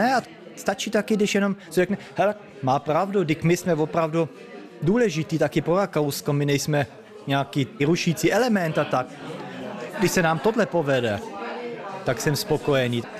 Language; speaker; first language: Czech; early bilingual, heritage; Czech